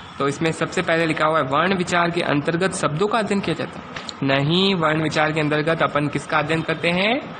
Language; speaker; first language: Hindi; native; Hindi